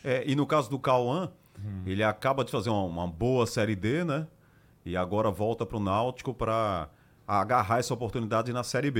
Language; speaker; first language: Portuguese; native; Portuguese